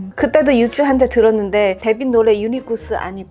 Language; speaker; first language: Korean; non-native, fluent; Chinese